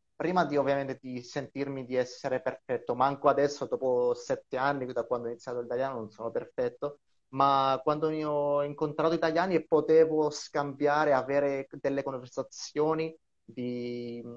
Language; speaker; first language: Italian; non-native, fluent; Greek